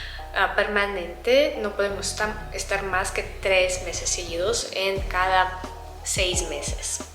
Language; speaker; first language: Spanish; non-native, fluent; Russian